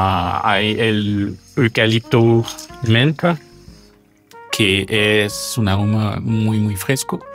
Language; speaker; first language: Spanish; non-native, fluent; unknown